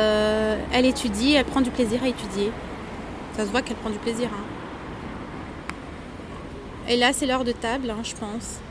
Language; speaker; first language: French; native; French